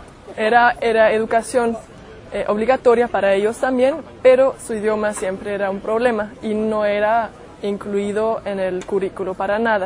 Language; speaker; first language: Spanish; non-native, fluent; German